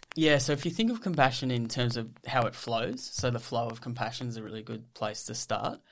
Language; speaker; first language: English; native; English